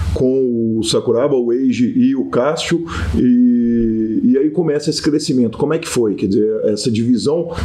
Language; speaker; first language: Portuguese; native; Portuguese